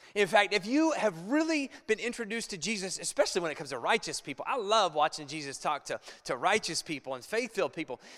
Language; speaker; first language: English; native; English